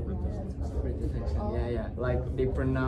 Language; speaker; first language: English; non-native, local second language; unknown